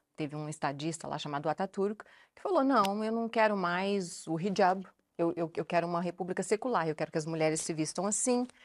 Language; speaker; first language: Portuguese; native; Portuguese